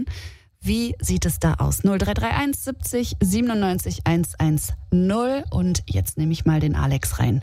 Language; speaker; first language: German; native; German